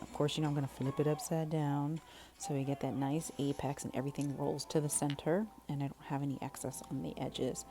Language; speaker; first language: English; native; English